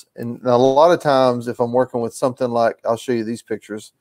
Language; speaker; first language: English; native; English